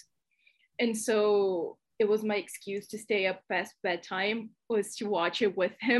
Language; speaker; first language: English; non-native, fluent; Portuguese